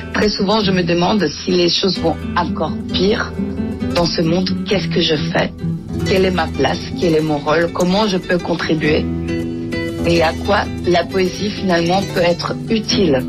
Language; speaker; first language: French; non-native, fluent; Greek